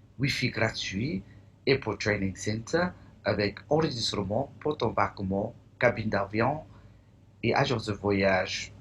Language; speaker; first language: French; non-native, fluent; English